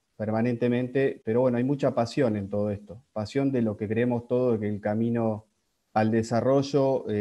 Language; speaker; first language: Spanish; native; Spanish